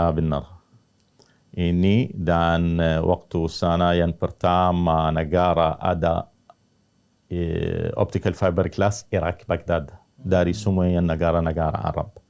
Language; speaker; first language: Indonesian; non-native, learner; Arabic